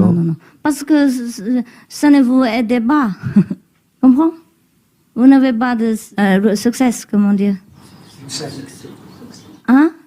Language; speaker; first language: French; non-native, learner; Chinese